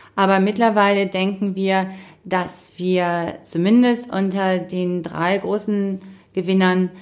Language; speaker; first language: German; native; German